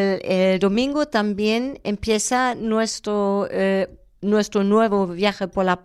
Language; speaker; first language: Spanish; non-native, fluent; German